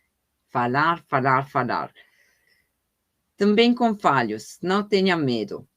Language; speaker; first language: Portuguese; non-native, fluent; German